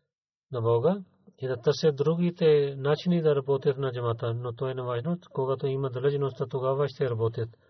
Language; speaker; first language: Bulgarian; non-native, learner; Urdu